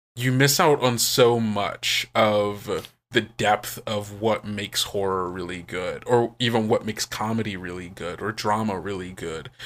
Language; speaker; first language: English; native; English